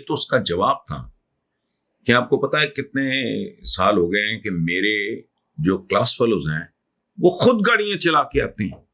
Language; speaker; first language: Urdu; non-native, local second language; Punjabi